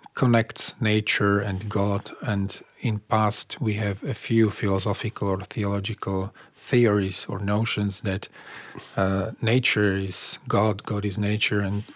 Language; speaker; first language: English; non-native, fluent; Slovak